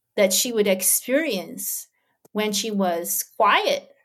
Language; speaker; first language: English; early bilingual, other home language; Portuguese